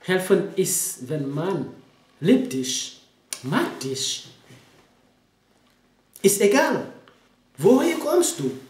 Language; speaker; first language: German; non-native, learner; French